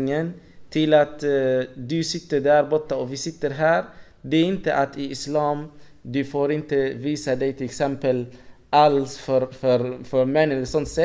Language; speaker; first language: Swedish; non-native, fluent; Arabic